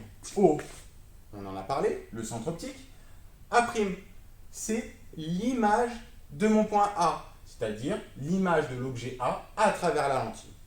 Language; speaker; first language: French; native; French